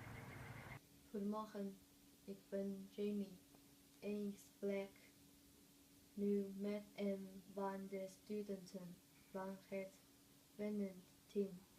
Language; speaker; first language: Dutch; non-native, learner; Chinese